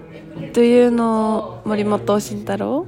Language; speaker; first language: English; non-native, learner; Japanese